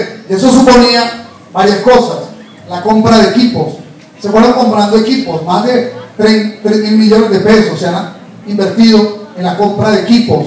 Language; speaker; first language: Spanish; native; Spanish